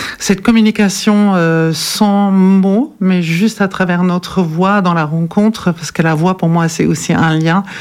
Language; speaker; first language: French; non-native, fluent; German